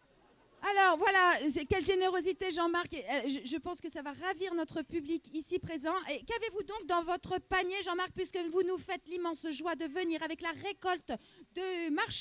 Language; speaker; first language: French; native; French